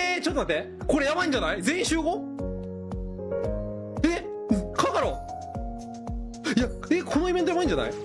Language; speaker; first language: Japanese; native; Japanese